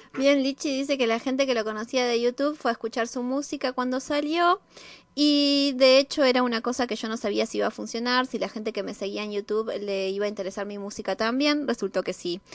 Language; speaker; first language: Spanish; native; Spanish